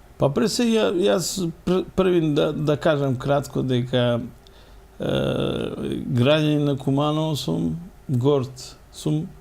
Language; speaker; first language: Macedonian; non-native, local second language; Romany